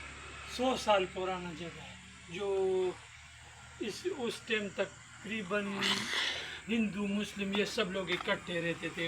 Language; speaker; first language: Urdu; non-native, local second language; Pashto